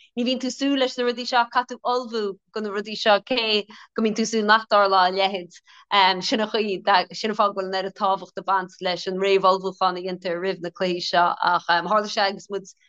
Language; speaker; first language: Irish; native; Irish